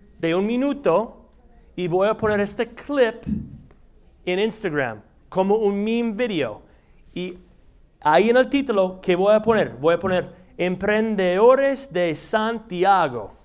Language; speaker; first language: Spanish; non-native, fluent; English